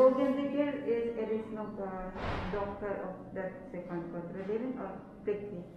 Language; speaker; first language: Dutch; non-native, learner; Filipino